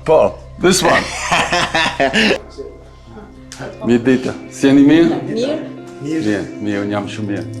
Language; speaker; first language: Albanian; non-native, learner; English